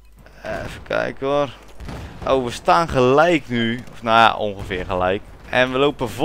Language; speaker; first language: Dutch; native; Dutch